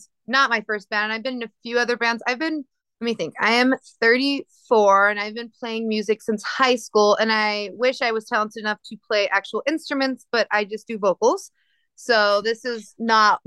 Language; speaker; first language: English; native; English